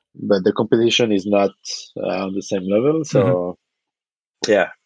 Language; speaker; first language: English; non-native, fluent; French